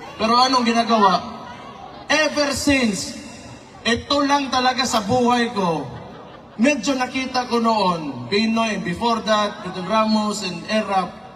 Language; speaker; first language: Filipino; non-native, local second language; Cebuano